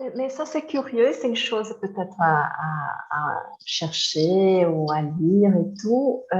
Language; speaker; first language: French; non-native, fluent; Portuguese